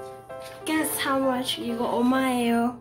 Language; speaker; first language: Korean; non-native, learner; Cantonese